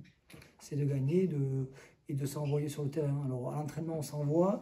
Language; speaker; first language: French; native; French